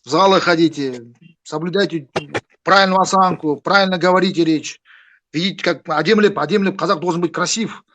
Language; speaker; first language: Russian; non-native, local second language; Kazakh